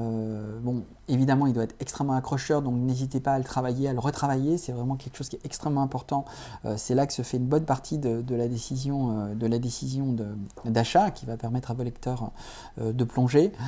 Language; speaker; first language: French; native; French